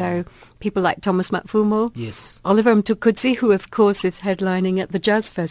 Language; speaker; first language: English; native; English